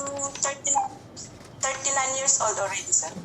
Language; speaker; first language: English; non-native, learner; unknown